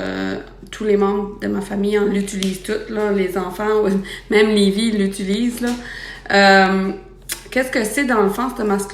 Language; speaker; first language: French; native; French